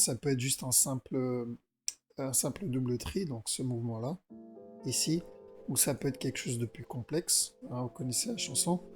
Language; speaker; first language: French; native; French